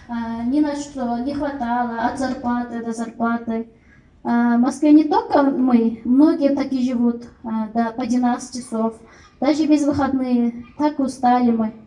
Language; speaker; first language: Russian; non-native, local second language; Kyrgyz